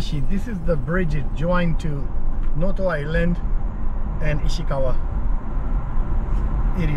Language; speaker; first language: English; non-native, local second language; Urdu